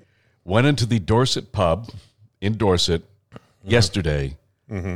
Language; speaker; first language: English; native; English